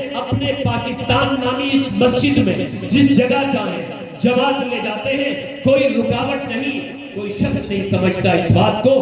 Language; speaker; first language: Urdu; non-native, local second language; Pashto